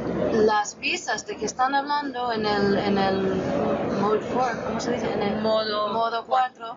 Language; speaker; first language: Spanish; non-native, fluent; English